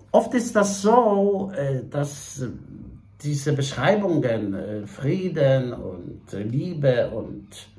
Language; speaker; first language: German; non-native, fluent; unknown